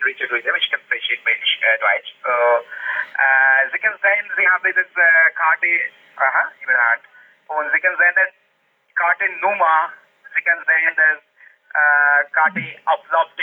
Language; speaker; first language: German; non-native, learner; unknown